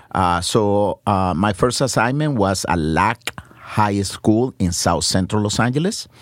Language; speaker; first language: English; non-native, fluent; Spanish